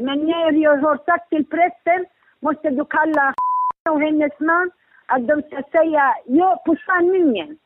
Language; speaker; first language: Swedish; non-native, learner; Syriac